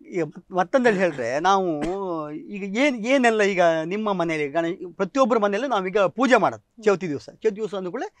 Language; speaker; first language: Kannada; native; Kannada